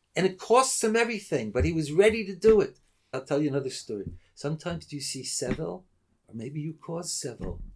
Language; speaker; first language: English; native; English